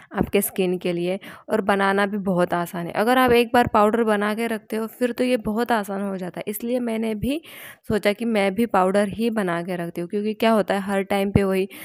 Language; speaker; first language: Hindi; non-native, local second language; Marathi